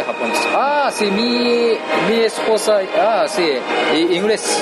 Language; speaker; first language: Spanish; non-native, learner; Japanese